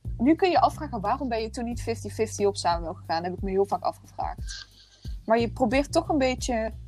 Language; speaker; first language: Dutch; native; Dutch